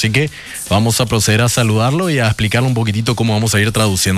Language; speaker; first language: Spanish; native; Spanish